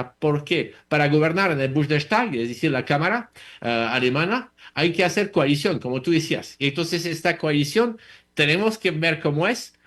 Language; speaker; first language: Spanish; non-native, fluent; French